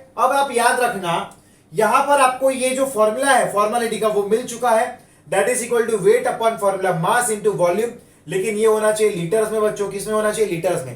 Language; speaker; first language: Hindi; non-native, local second language; Gujarati